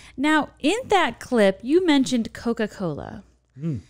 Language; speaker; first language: English; native; English